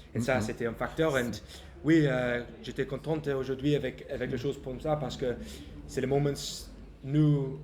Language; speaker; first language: French; non-native, learner; English